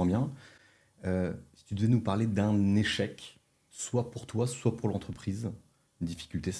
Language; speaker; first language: French; native; French